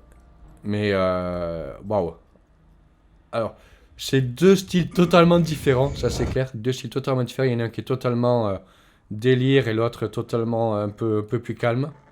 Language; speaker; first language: French; native; French